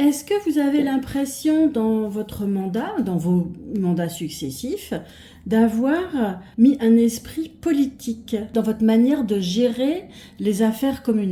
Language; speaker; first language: French; native; French